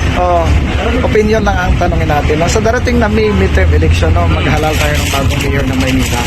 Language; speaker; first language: Filipino; native; Filipino